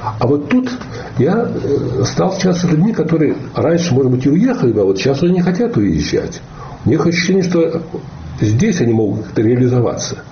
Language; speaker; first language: Russian; native; Russian